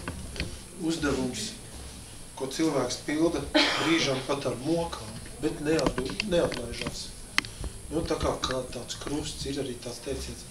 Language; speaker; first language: Latvian; native; Latvian